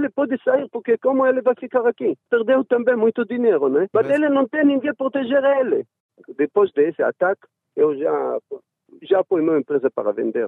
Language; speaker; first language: Portuguese; non-native, learner; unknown